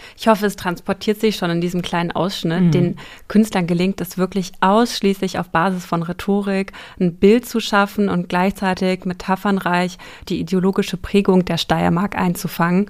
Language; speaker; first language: German; native; German